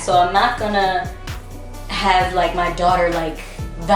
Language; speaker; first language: English; native; English